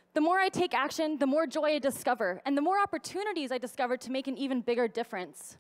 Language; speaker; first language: English; native; English